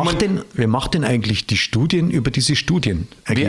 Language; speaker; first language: German; native; German